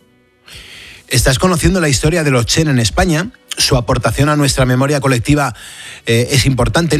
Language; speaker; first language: Spanish; native; Spanish